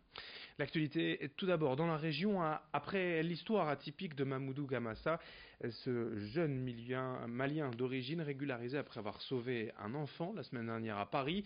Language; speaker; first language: French; native; French